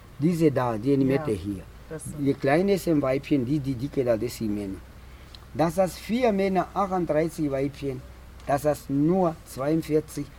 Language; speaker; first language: German; non-native, local second language; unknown